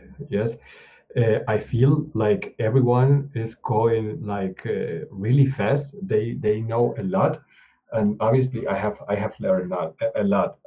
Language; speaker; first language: English; non-native, learner; Spanish